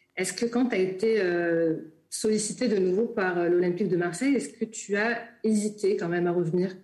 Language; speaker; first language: French; native; French